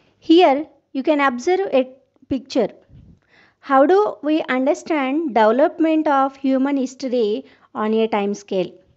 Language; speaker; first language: English; non-native, local second language; Telugu